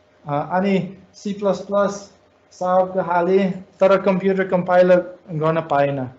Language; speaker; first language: Nepali; non-native, fluent; English